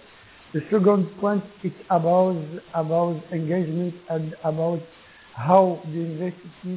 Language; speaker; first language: English; non-native, learner; Arabic